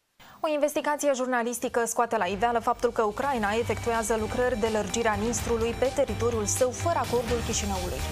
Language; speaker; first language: Romanian; native; Romanian